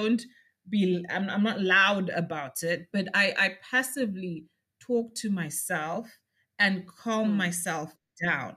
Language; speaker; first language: English; non-native, local second language; Shona